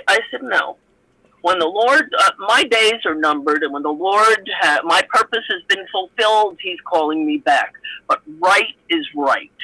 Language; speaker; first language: English; native; English